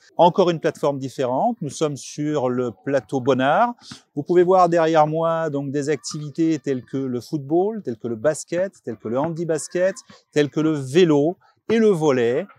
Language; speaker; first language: French; native; French